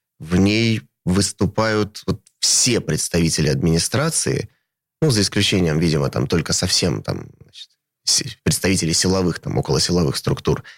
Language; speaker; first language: Russian; native; Russian